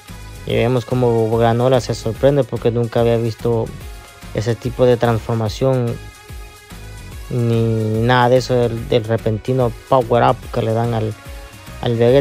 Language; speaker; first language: Spanish; native; Spanish